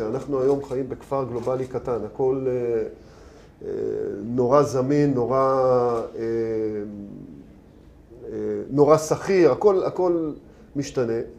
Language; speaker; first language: Hebrew; native; Hebrew